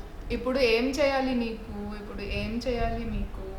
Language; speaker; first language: Telugu; non-native, learner; Tamil